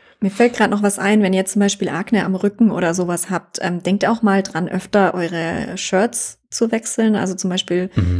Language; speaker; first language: German; native; German